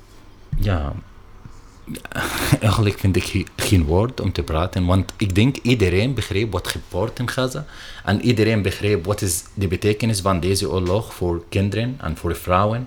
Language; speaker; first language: Dutch; non-native, learner; Arabic